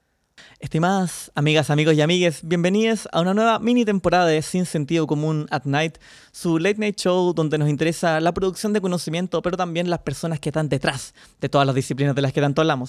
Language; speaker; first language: Spanish; native; Spanish